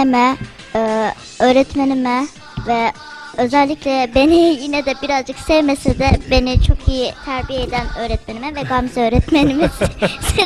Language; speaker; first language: Turkish; early bilingual, other home language; Uyghur